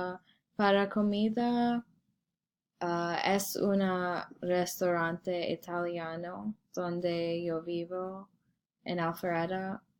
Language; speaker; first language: Spanish; non-native, learner; English